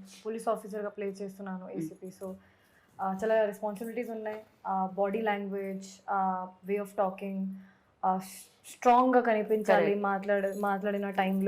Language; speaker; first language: Telugu; non-native, learner; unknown